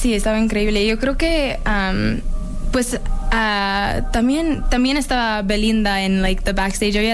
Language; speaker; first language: Spanish; non-native, learner; English